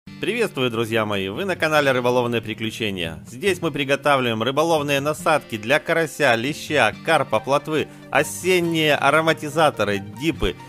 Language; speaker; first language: Russian; native; Russian